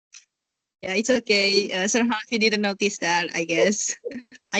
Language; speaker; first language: English; non-native, learner; Indonesian